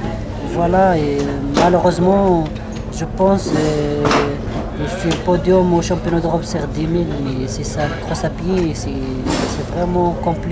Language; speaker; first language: French; non-native, learner; Arabic